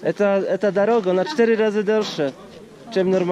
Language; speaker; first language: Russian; non-native, learner; Polish